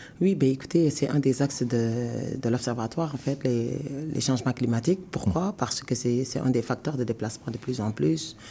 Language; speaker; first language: French; non-native, local second language; Wolof